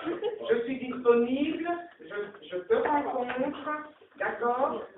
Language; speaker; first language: French; native; French